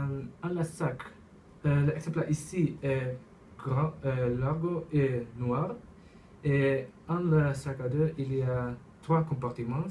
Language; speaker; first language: French; non-native, learner; Dutch